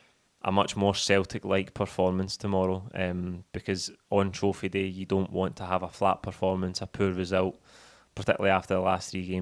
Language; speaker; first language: English; native; English